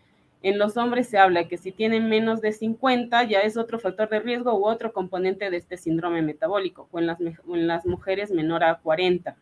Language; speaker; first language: Spanish; native; Spanish